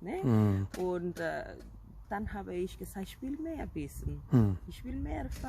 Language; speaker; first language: German; non-native, fluent; Spanish